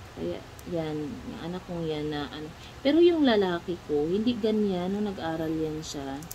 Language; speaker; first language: Filipino; non-native, local second language; Cebuano